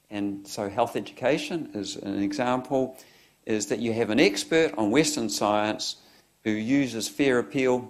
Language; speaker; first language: English; native; English